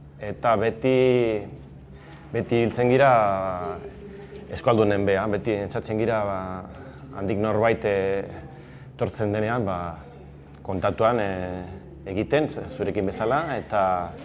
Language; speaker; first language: Basque; early bilingual, heritage; Spanish